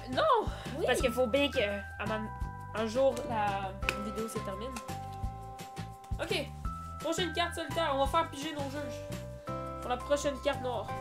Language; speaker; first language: French; native; French